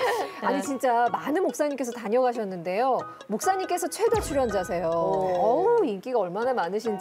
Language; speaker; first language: Korean; native; Korean